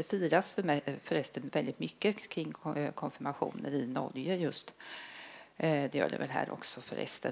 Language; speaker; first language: Swedish; native; Swedish